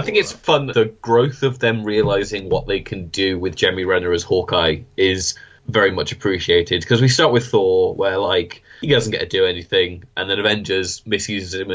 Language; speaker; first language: English; native; English